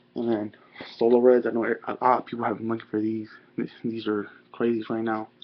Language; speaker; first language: English; native; English